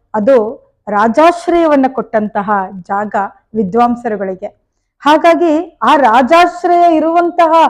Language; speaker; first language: Kannada; native; Kannada